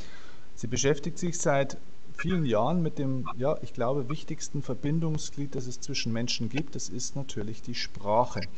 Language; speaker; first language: German; native; German